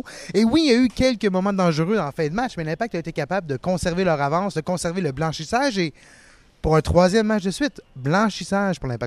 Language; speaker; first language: French; native; French